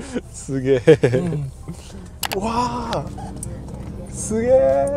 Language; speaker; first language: Chinese; non-native, learner; Japanese